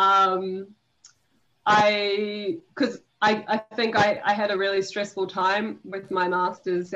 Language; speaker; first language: English; native; English